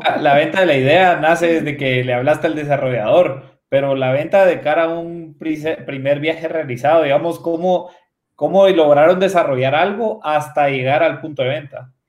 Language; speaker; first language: Spanish; native; Spanish